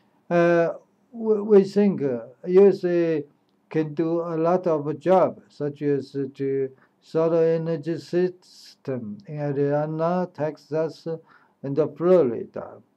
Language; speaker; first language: English; non-native, learner; Chinese